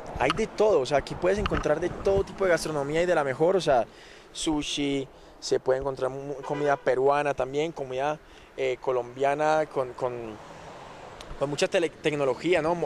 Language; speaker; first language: Spanish; native; Spanish